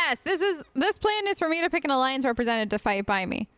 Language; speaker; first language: English; native; English